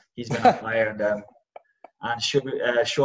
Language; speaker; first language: English; native; English